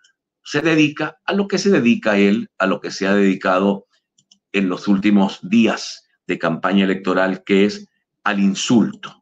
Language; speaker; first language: Spanish; native; Spanish